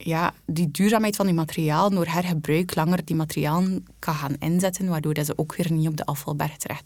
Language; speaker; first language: Dutch; native; Dutch